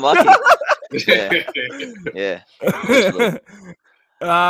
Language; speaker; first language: English; native; English